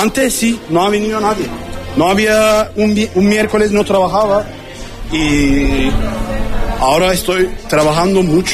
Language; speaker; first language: Spanish; non-native, learner; Turkish